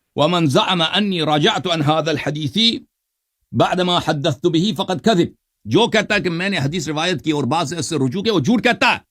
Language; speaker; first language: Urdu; non-native, fluent; Persian